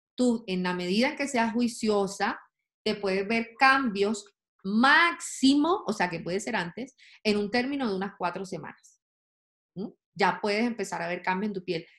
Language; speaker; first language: Spanish; native; Spanish